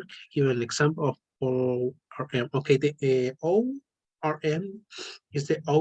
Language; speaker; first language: English; non-native, learner; Spanish